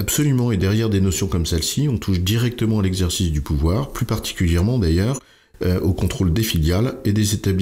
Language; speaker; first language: French; native; French